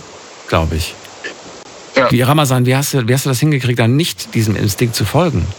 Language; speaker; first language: German; native; German